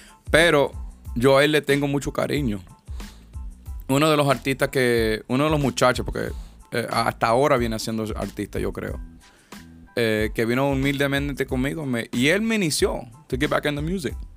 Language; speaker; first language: Spanish; early bilingual, other home language; English